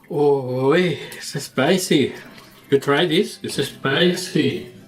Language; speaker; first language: English; non-native, learner; Spanish